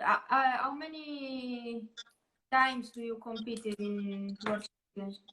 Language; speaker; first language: English; non-native, learner; Italian